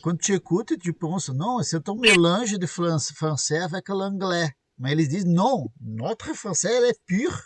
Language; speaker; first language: French; non-native, learner; Portuguese